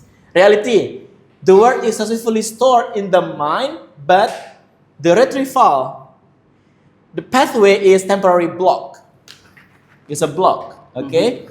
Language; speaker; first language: English; non-native, fluent; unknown